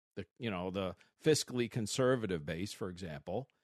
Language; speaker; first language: English; native; English